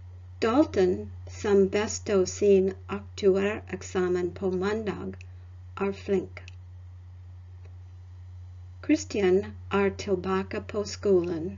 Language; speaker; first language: Norwegian; non-native, learner; English